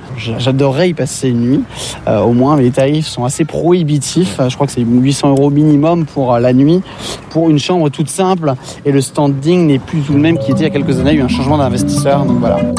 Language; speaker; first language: French; native; French